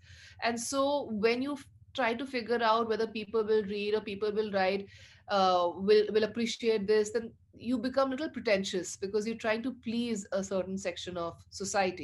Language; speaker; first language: English; non-native, local second language; Punjabi